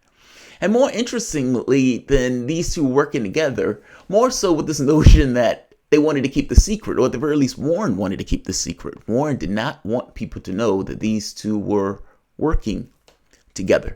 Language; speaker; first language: English; native; English